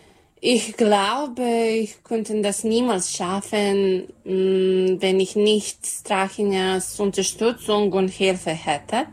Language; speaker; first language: German; non-native, learner; Serbian